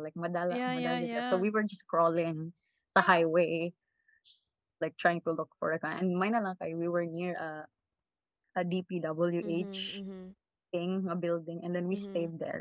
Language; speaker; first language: English; non-native, local second language; Cebuano